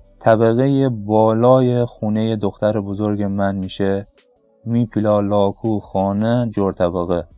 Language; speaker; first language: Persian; non-native, local second language; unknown